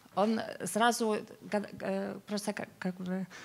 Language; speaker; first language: Russian; non-native, fluent; English